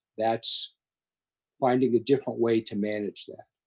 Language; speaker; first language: English; native; English